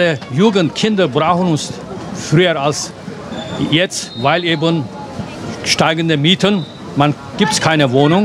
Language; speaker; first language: German; non-native, fluent; Turkish